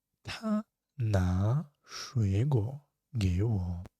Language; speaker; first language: Chinese; non-native, fluent; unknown